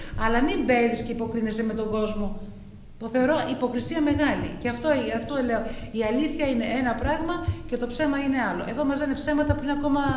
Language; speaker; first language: Greek; early bilingual, heritage; Greek